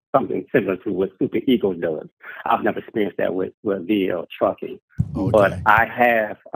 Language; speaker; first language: English; native; English